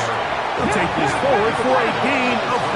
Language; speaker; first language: English; native; English